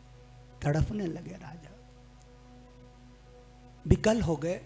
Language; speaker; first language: Hindi; native; Hindi